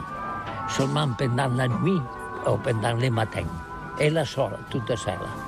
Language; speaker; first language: French; non-native, learner; Catalan